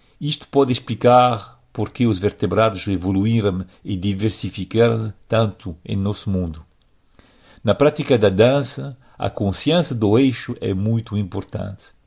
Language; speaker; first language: Portuguese; non-native, fluent; French